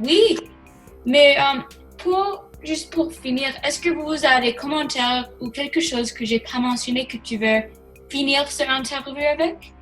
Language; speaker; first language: French; non-native, learner; English